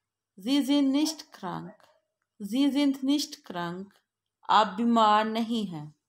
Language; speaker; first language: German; non-native, fluent; Urdu